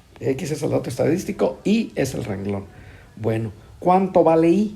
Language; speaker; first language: Spanish; native; Spanish